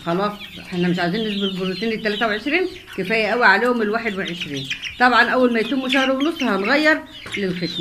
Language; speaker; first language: Arabic; native; Arabic